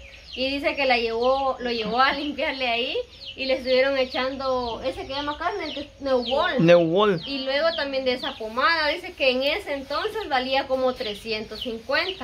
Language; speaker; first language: Spanish; native; Spanish